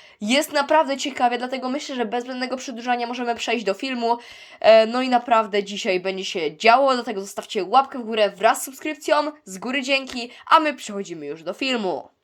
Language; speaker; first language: Polish; native; Polish